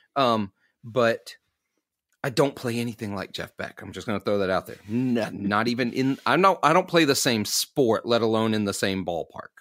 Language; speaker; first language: English; native; English